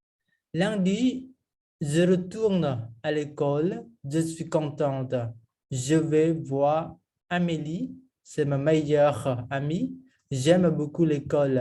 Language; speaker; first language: French; non-native, fluent; Khmer